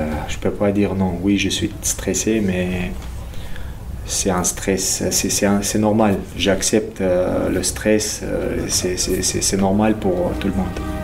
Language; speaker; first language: French; non-native, learner; Chechen